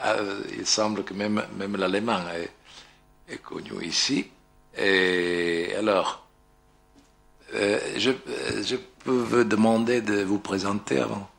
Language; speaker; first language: French; non-native, fluent; Italian